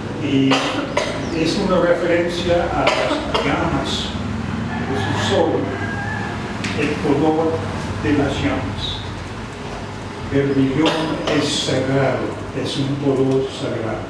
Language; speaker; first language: Spanish; non-native, fluent; English